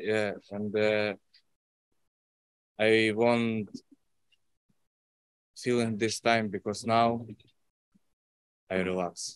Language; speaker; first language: English; non-native, learner; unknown